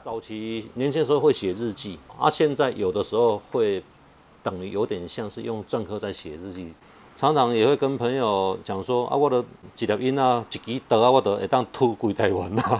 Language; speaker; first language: Chinese; non-native, local second language; Min Nan Chinese